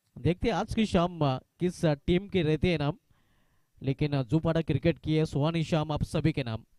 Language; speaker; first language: Hindi; non-native, local second language; Marathi